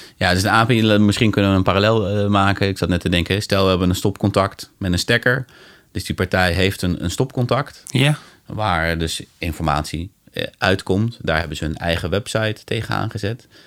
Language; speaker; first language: Dutch; native; Dutch